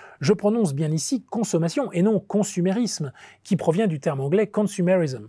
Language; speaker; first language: French; native; French